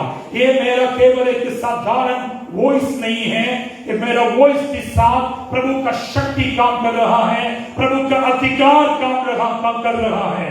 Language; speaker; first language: Hindi; non-native, local second language; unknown